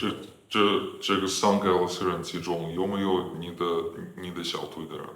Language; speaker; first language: Chinese; non-native, fluent; Ukrainian